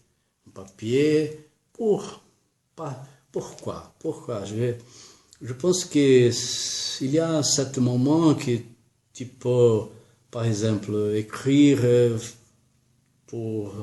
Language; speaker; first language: French; non-native, learner; Portuguese